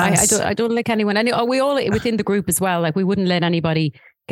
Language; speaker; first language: English; native; English